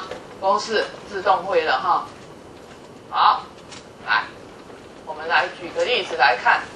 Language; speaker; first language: Chinese; native; Chinese